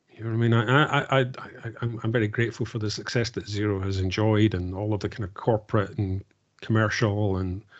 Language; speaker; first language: English; native; English